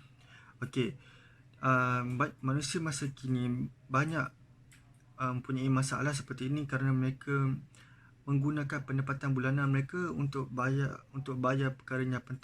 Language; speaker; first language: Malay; native; Malay